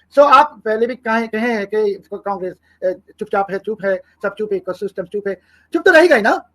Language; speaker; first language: Hindi; non-native, fluent; Bangla